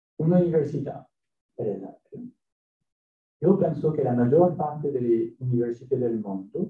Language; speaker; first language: Italian; non-native, learner; French